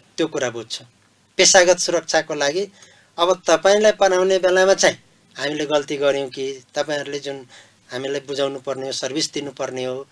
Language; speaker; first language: Nepali; non-native, local second language; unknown